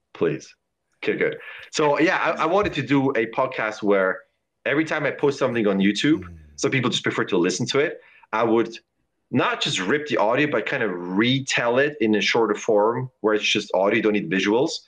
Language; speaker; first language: English; non-native, fluent; German